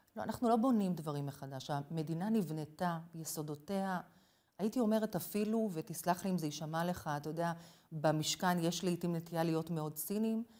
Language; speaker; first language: Hebrew; non-native, fluent; English